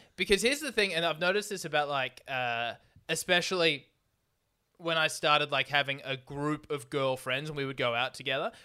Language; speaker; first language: English; native; English